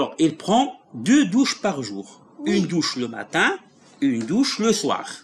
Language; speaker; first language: French; non-native, local second language; Arabic